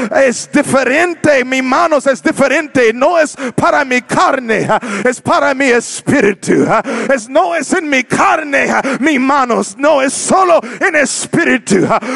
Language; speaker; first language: Spanish; non-native, learner; English